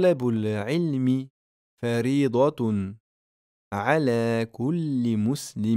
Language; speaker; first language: Arabic; non-native, fluent; French